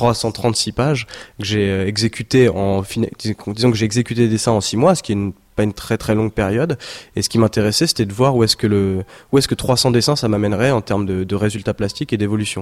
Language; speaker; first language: French; native; French